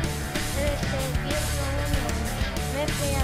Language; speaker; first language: French; non-native, learner; English